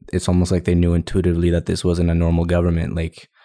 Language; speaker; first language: English; early bilingual, other home language; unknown